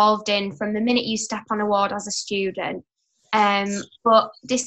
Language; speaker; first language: English; native; English